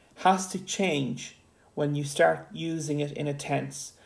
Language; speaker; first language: English; native; English